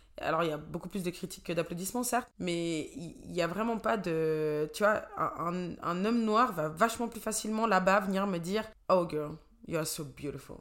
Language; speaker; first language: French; early bilingual, other home language; Portuguese